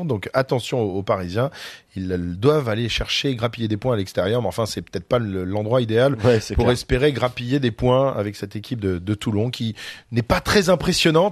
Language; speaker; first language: French; native; French